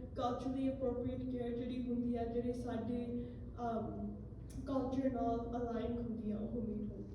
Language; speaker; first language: Punjabi; early bilingual, heritage; Punjabi